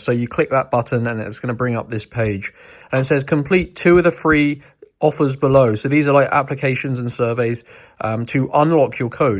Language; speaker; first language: English; native; English